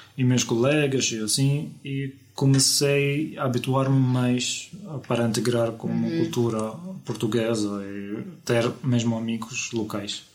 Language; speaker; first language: Portuguese; non-native, fluent; Arabic